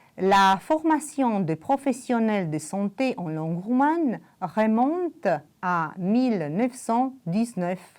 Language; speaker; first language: French; non-native, fluent; Romanian